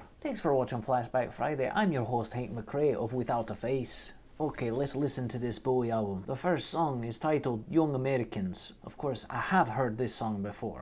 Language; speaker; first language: English; native; English